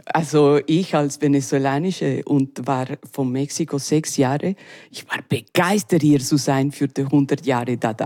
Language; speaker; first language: German; non-native, learner; Spanish